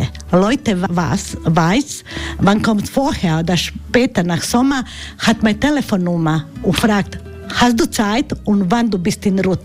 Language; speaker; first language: German; non-native, learner; Croatian